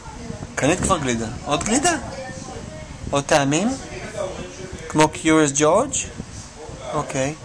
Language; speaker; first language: Hebrew; native; Hebrew